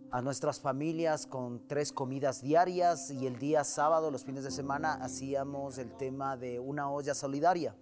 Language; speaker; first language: Spanish; native; Spanish